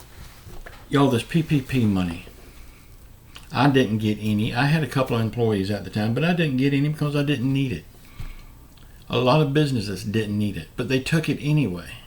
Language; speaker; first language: English; native; English